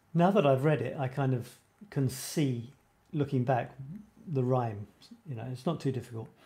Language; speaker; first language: English; native; English